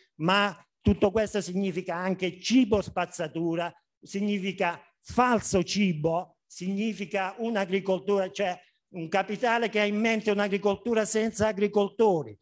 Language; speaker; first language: Italian; native; Italian